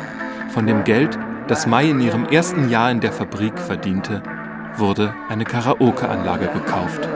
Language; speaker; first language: German; native; German